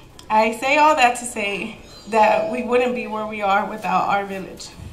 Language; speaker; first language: English; early bilingual, other home language; Spanish